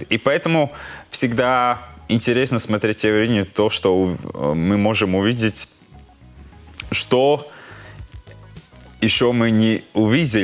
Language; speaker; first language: Russian; non-native, local second language; Latvian